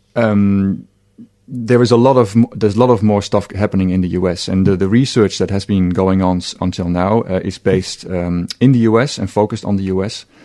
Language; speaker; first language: English; non-native, fluent; Dutch